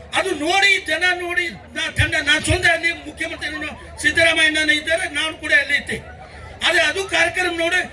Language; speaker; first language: Kannada; non-native, local second language; Konkani